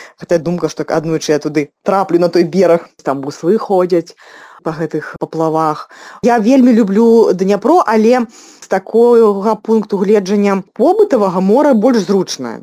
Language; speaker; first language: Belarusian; non-native, local second language; Russian